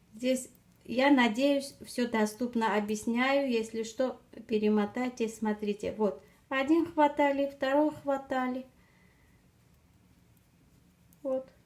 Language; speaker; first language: Russian; non-native, fluent; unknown